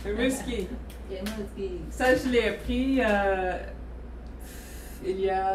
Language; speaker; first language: French; non-native, fluent; English